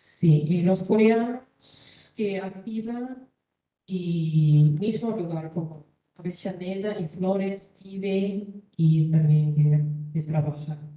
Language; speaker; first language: Spanish; non-native, learner; Korean